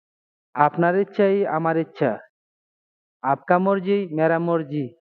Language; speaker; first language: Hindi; non-native, learner; Bangla